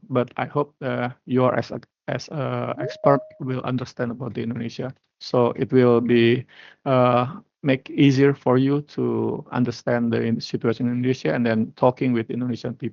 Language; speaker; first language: English; non-native, learner; Indonesian